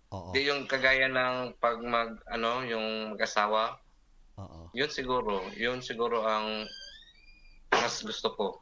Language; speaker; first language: Filipino; non-native, local second language; Cebuano